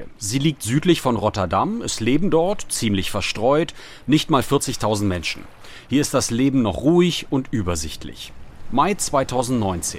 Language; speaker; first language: German; native; German